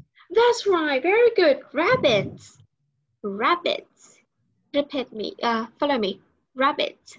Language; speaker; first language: English; non-native, learner; Vietnamese